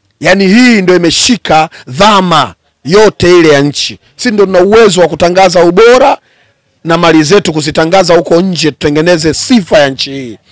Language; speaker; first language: Swahili; native; Swahili